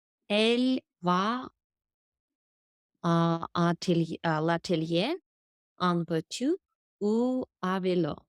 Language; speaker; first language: French; non-native, learner; English